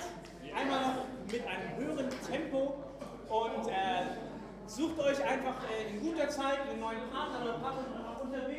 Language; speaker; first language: German; native; German